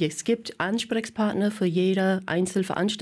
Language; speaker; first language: German; non-native, fluent; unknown